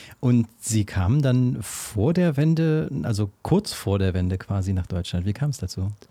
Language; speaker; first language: German; native; German